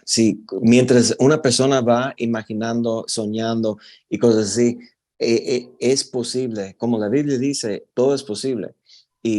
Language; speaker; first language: Spanish; non-native, fluent; English